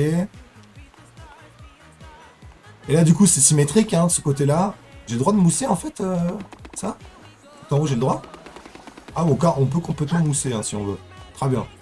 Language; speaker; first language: French; native; French